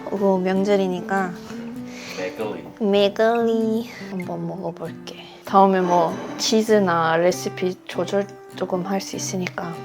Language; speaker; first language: Korean; non-native, fluent; Swedish